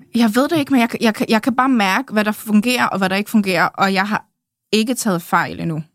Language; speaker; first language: Danish; early bilingual, other home language; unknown